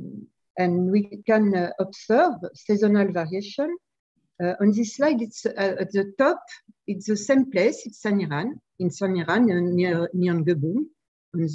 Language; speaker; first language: English; non-native, fluent; French